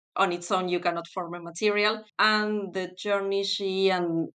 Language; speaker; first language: English; non-native, fluent; Spanish